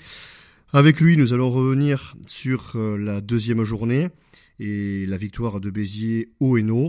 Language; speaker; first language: French; native; French